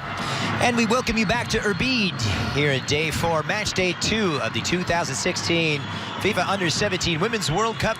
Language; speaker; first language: English; native; English